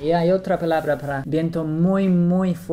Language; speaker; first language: Spanish; non-native, fluent; English